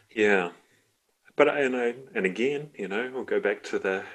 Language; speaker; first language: English; native; English